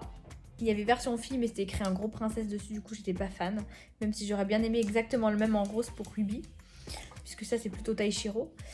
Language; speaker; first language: French; native; French